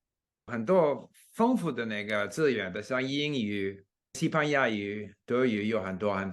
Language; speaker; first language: Chinese; non-native, fluent; English